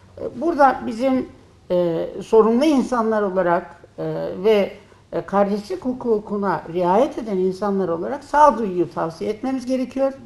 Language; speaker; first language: Turkish; native; Turkish